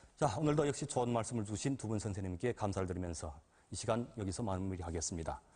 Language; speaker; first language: Korean; native; Korean